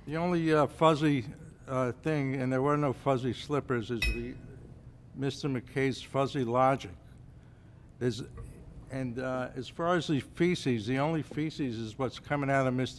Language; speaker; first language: English; native; English